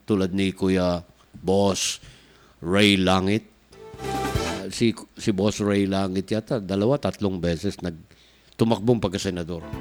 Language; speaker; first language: Filipino; non-native, local second language; Pangasinan